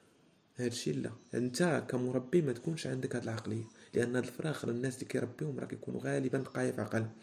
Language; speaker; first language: Arabic; native; Arabic